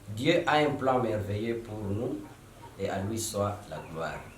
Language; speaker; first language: French; non-native, local second language; Swahili